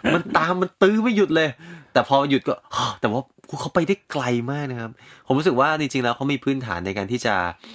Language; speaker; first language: Thai; native; Thai